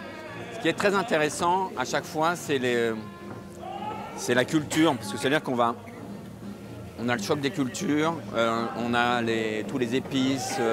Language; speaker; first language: French; native; French